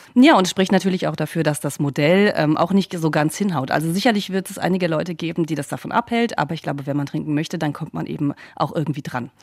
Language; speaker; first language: German; native; German